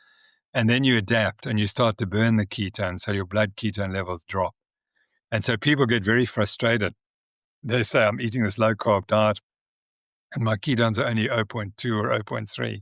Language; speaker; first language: English; native; English